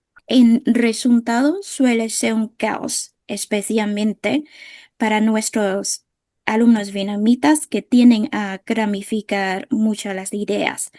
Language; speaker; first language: Spanish; non-native, fluent; Vietnamese